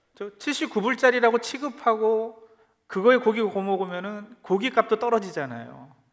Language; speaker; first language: Korean; early bilingual, heritage; Korean